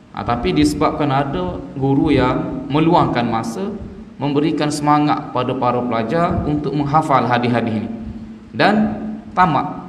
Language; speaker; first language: Malay; native; Malay